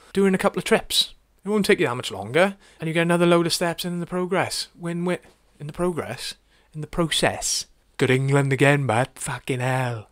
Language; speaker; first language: English; native; English